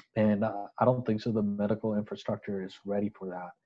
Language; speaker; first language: English; non-native, local second language; Bangla